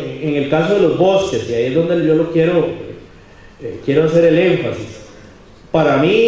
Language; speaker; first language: Spanish; native; Spanish